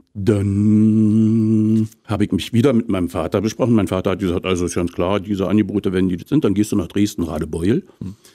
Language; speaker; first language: German; native; German